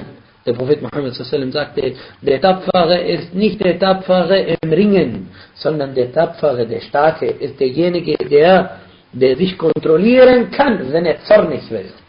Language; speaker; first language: German; non-native, fluent; Arabic